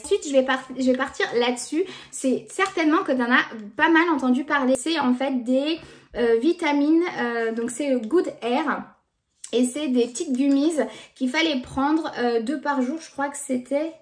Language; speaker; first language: French; native; French